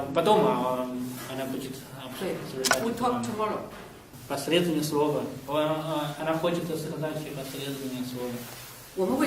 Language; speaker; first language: Russian; non-native, learner; Chinese